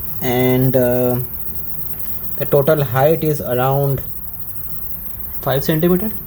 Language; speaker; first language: English; non-native, local second language; Hindi